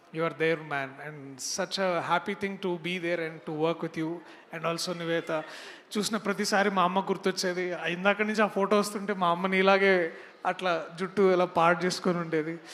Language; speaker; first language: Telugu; native; Telugu